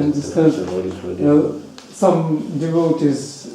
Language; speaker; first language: English; non-native, learner; Russian